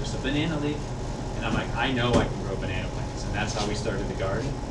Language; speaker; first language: English; native; English